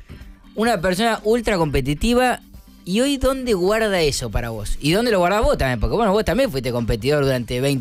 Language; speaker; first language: Spanish; native; Spanish